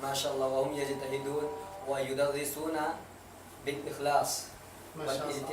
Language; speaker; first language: Arabic; non-native, learner; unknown